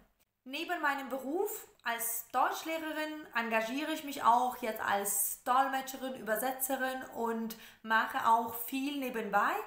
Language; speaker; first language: German; non-native, fluent; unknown